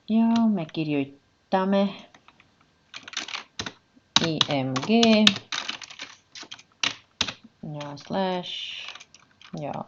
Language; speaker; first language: Finnish; non-native, learner; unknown